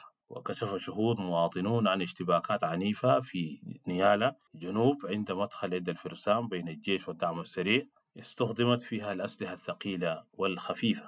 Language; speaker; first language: Arabic; native; Arabic